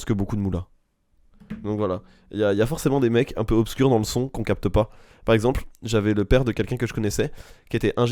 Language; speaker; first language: French; native; French